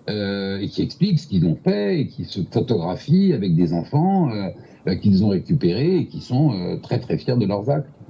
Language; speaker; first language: French; native; French